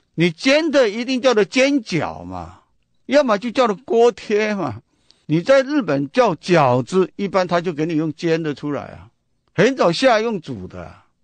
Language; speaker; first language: Chinese; non-native, local second language; Min Nan Chinese